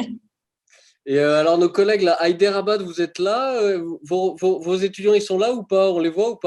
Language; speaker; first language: French; native; French